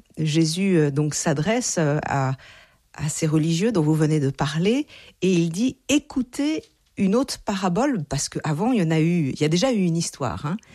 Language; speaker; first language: French; native; French